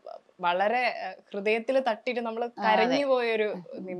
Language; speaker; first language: Malayalam; native; Malayalam